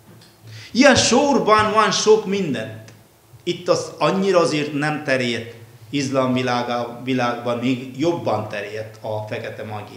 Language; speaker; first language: Hungarian; non-native, fluent; Malayalam